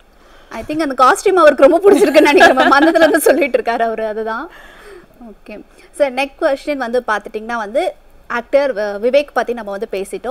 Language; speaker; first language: Tamil; native; Tamil